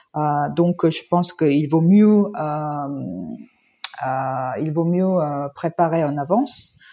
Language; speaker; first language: French; non-native, fluent; Korean